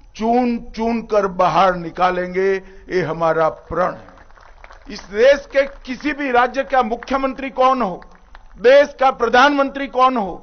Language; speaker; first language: Hindi; non-native, local second language; Gujarati